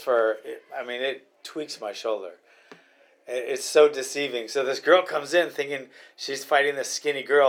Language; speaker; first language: English; native; English